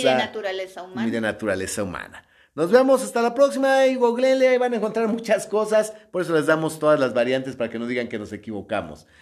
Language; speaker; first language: Spanish; native; Spanish